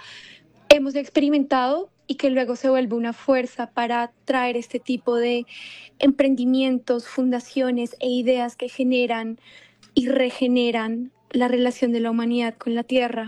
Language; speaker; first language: Spanish; native; Spanish